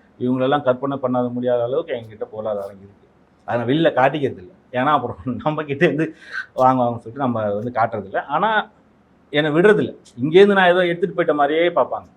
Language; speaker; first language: Tamil; non-native, local second language; Telugu